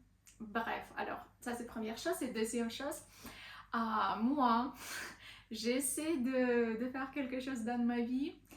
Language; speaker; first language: French; non-native, learner; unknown